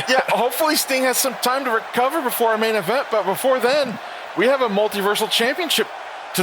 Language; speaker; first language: English; native; English